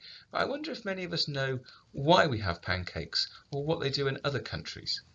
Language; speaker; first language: English; native; English